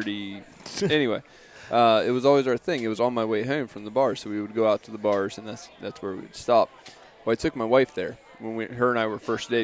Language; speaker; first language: English; native; English